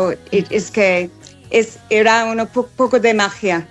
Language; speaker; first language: Spanish; non-native, learner; English